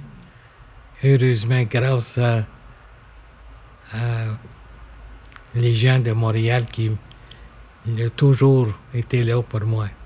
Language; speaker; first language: French; non-native, local second language; English